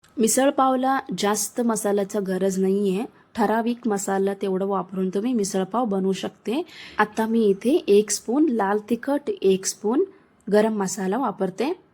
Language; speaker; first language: Marathi; non-native, local second language; Kannada